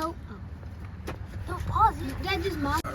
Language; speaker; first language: English; native; English